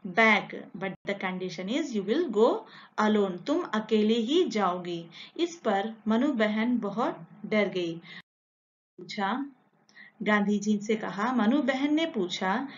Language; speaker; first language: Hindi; non-native, local second language; Telugu